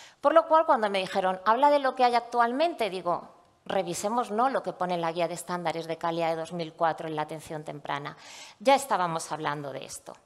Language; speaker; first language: Spanish; native; Spanish